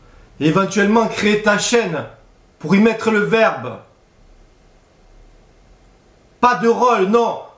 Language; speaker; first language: French; native; French